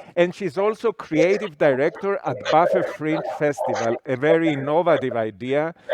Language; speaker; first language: English; non-native, fluent; Greek